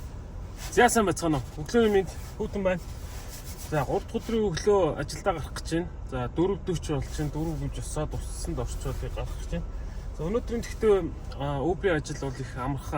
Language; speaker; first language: Mongolian; native; Mongolian